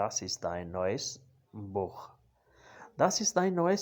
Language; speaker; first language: German; non-native, learner; Urdu